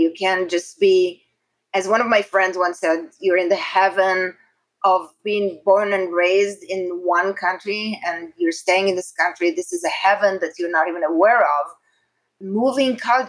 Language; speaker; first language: English; non-native, fluent; Hebrew